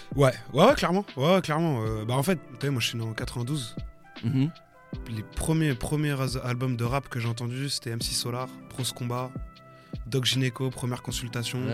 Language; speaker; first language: French; native; French